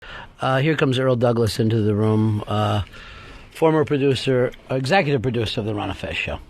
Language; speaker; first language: English; native; English